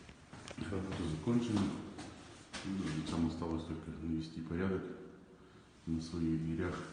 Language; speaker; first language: Russian; native; Russian